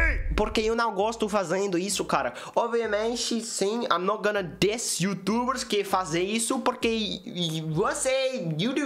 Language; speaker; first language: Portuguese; non-native, learner; English